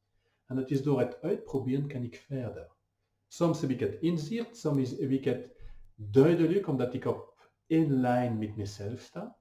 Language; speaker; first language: Dutch; non-native, fluent; French